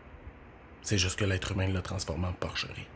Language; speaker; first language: French; native; French